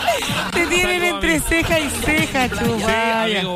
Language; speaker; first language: Spanish; native; Spanish